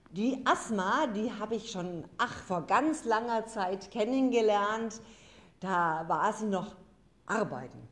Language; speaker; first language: German; native; German